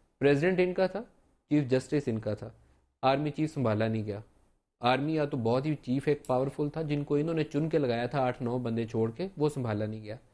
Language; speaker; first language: Urdu; native; Urdu